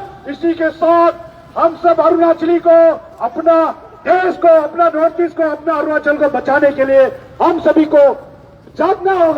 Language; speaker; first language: Hindi; non-native, local second language; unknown